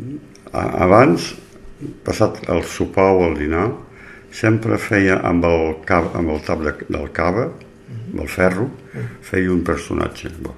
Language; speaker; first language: Catalan; native; Catalan